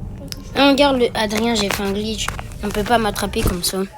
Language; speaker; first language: French; native; French